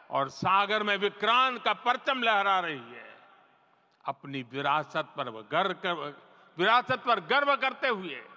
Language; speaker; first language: Hindi; non-native, local second language; Gujarati